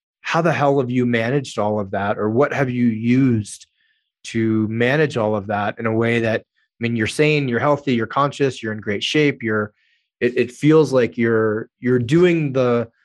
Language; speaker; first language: English; native; English